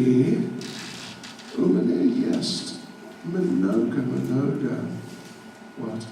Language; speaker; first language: Russian; non-native, learner; English